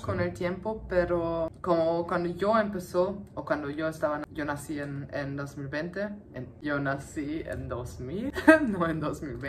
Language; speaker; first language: Spanish; non-native, fluent; German